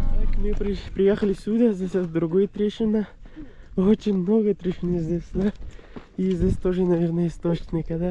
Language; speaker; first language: Russian; non-native, learner; Persian